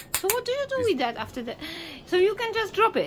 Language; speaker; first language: English; non-native, fluent; Polish